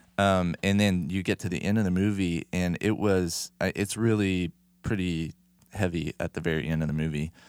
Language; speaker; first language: English; native; English